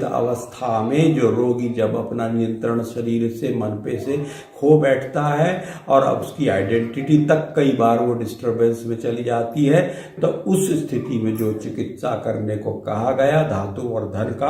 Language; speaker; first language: Hindi; native; Hindi